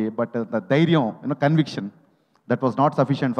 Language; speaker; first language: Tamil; non-native, learner; Telugu